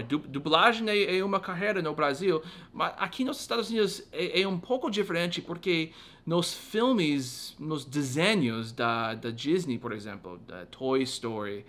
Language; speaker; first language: Portuguese; non-native, fluent; English